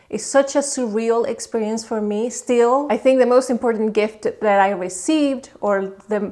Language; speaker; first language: English; non-native, fluent; Spanish